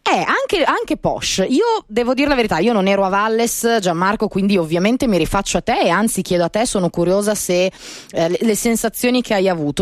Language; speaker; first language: Italian; native; Italian